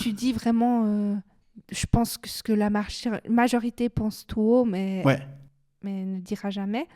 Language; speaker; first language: French; native; French